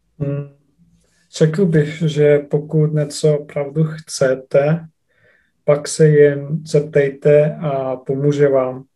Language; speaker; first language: Czech; non-native, learner; Estonian